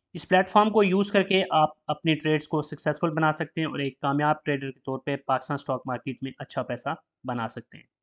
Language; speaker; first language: Urdu; native; Urdu